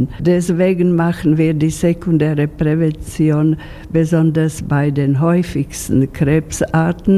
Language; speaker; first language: German; non-native, fluent; Slovak